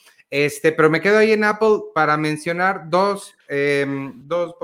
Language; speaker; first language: Spanish; native; Spanish